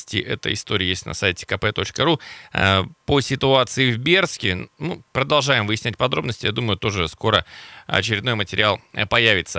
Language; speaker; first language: Russian; native; Russian